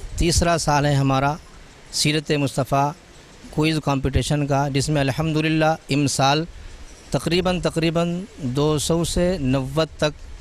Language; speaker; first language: Urdu; native; Urdu